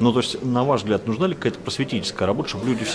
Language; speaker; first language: Russian; native; Russian